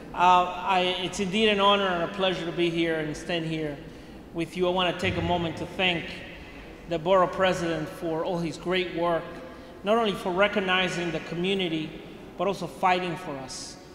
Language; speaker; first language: English; non-native, fluent; Spanish